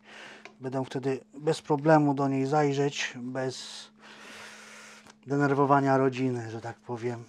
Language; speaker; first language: Polish; native; Polish